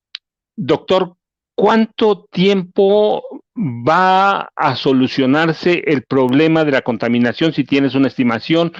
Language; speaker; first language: Spanish; native; Spanish